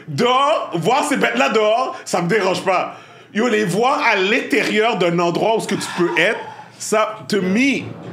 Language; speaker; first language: French; native; French